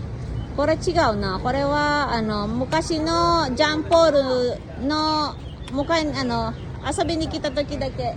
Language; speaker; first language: Japanese; non-native, fluent; Filipino